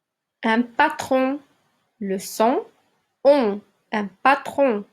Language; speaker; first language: French; non-native, local second language; Arabic